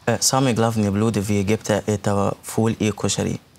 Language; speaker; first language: Russian; non-native, learner; Arabic